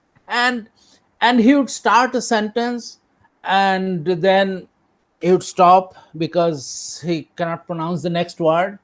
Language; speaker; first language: English; non-native, local second language; Bangla